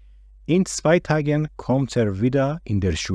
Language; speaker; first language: German; non-native, fluent; Persian